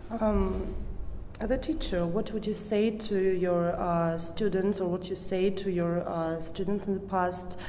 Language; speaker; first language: English; non-native, fluent; Georgian